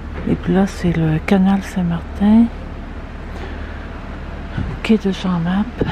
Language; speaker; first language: French; native; French